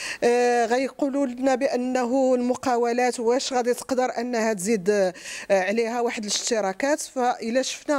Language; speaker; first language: Arabic; native; Arabic